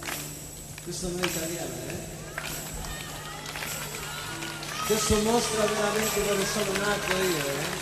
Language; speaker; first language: Italian; non-native, learner; Spanish